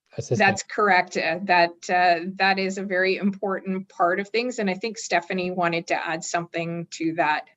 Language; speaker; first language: English; native; English